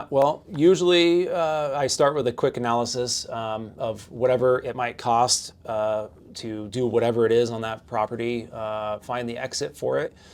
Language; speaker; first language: English; native; English